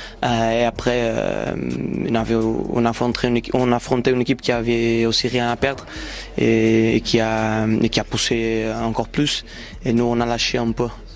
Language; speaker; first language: French; non-native, fluent; Portuguese